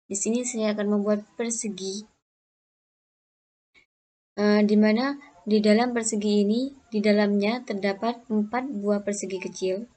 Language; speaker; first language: Indonesian; native; Indonesian